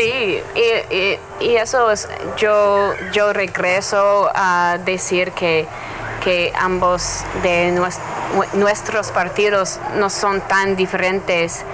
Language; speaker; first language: Spanish; non-native, learner; English